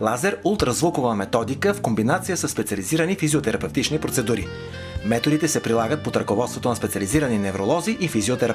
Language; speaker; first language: Bulgarian; native; Bulgarian